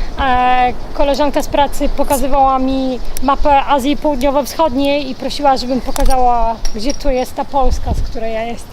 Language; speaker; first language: Polish; native; Polish